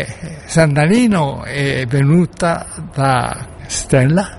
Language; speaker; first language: Italian; non-native, learner; Japanese